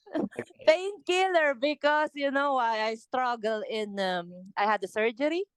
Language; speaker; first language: English; non-native, local second language; Filipino